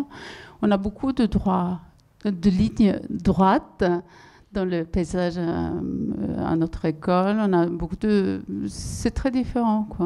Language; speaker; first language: French; non-native, fluent; Swedish